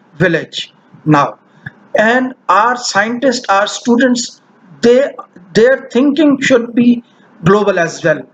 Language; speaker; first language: English; non-native, local second language; Urdu